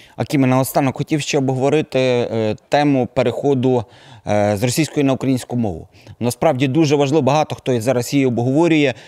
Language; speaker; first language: Ukrainian; native; Ukrainian